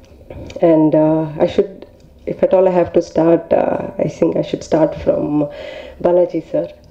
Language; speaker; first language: Tamil; non-native, learner; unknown